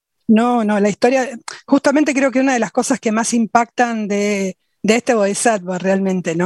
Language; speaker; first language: Spanish; native; Spanish